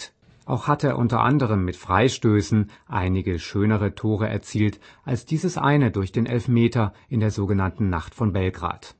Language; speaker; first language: German; native; German